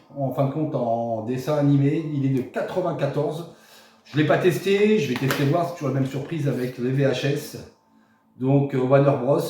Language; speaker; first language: French; native; French